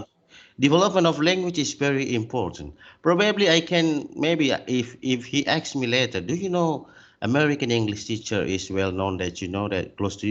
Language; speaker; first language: English; non-native, learner; Indonesian